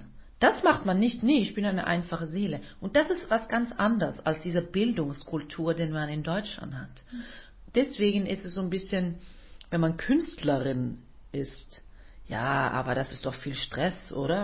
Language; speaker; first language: German; non-native, fluent; Norwegian